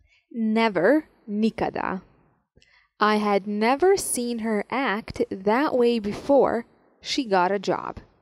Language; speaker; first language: English; non-native, fluent; Serbian